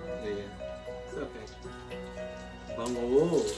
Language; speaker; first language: English; non-native, local second language; Filipino